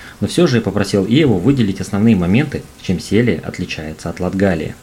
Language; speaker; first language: Russian; native; Russian